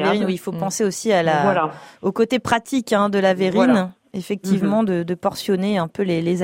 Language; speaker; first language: French; native; French